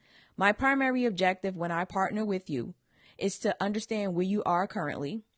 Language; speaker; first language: English; native; English